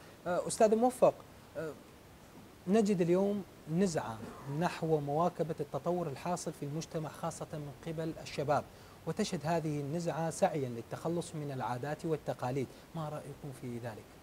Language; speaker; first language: Arabic; native; Arabic